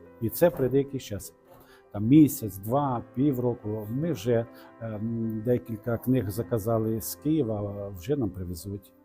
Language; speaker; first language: Ukrainian; non-native, local second language; Russian